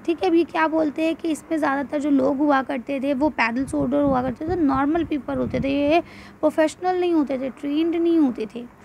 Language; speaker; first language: Hindi; native; Hindi